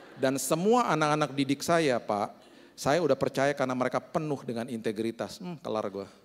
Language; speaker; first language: Indonesian; native; Indonesian